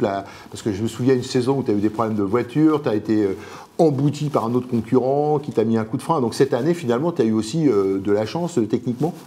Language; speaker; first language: French; native; French